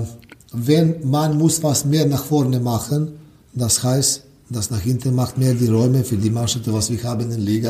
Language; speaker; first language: German; non-native, learner; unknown